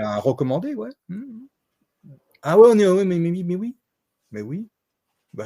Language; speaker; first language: French; native; French